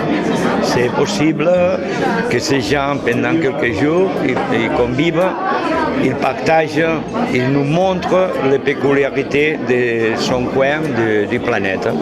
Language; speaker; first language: French; non-native, fluent; Catalan